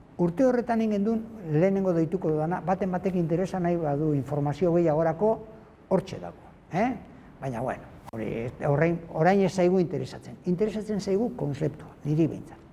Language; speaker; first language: Basque; native; Basque